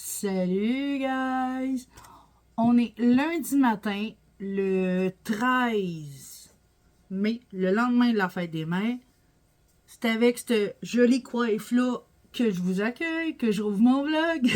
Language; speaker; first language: French; native; French